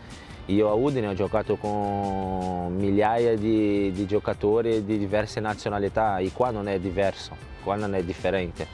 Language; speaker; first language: Italian; non-native, fluent; Portuguese